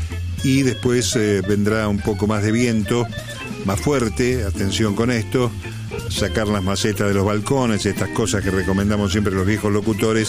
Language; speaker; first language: Spanish; native; Spanish